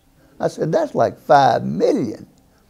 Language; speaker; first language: English; native; English